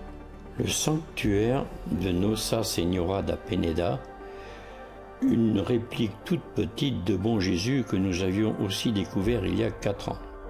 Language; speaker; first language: French; native; French